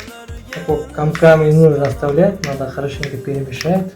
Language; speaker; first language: Russian; non-native, learner; Uzbek